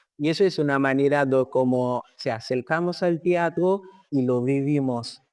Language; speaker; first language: Spanish; non-native, fluent; Haitian Creole